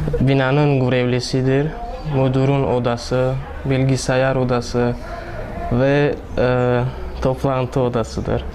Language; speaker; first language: Turkish; non-native, learner; Tajik